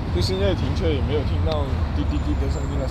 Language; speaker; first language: Chinese; native; Chinese